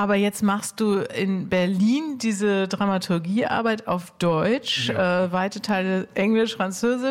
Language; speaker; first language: German; native; German